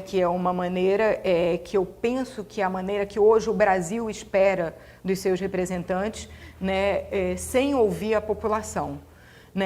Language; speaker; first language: Portuguese; native; Portuguese